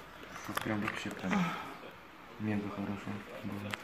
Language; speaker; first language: Russian; native; Russian